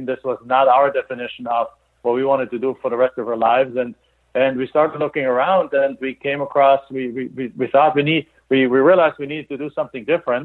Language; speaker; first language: English; non-native, fluent; German